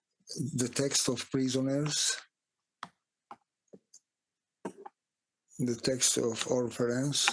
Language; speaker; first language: English; non-native, fluent; Italian